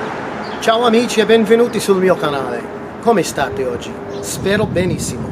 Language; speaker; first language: Italian; non-native, fluent; English